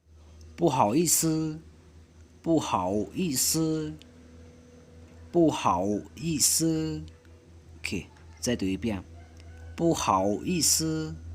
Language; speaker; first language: Chinese; non-native, fluent; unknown